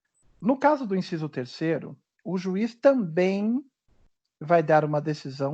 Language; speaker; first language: Portuguese; native; Portuguese